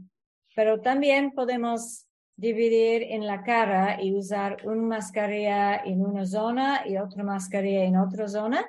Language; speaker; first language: Spanish; non-native, fluent; English